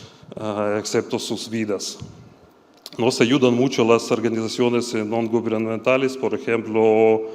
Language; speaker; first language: Spanish; non-native, fluent; Ukrainian